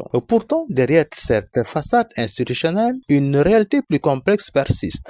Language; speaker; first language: French; non-native, local second language; Wolof